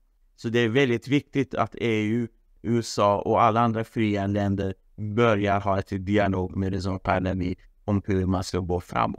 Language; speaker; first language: Swedish; non-native, fluent; Persian